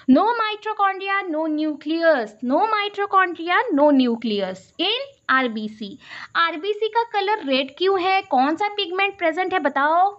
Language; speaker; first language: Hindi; non-native, local second language; Odia